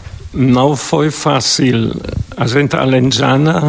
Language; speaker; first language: Portuguese; non-native, fluent; German